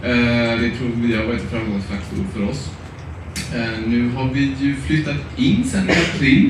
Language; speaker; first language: Swedish; native; Swedish